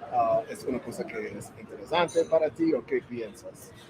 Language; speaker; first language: Spanish; non-native, learner; English